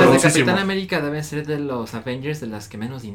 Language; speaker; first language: Spanish; native; Spanish